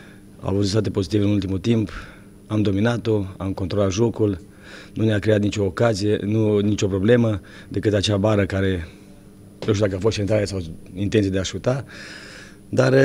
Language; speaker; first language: Romanian; native; Romanian